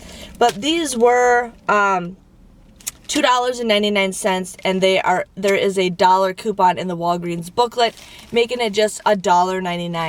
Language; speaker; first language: English; native; English